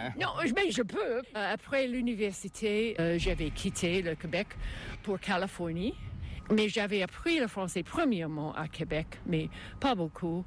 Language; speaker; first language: French; non-native, local second language; English